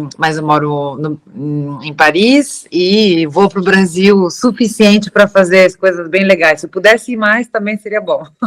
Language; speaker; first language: Portuguese; early bilingual, heritage; Portuguese